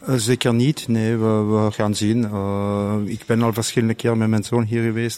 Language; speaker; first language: Dutch; non-native, local second language; French